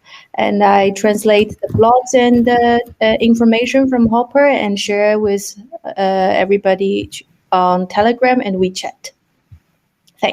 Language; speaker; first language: English; non-native, fluent; Chinese